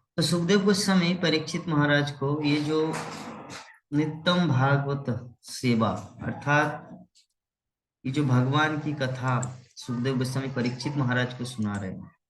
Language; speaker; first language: Hindi; non-native, local second language; Bangla